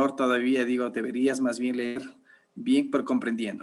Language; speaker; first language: Spanish; native; Spanish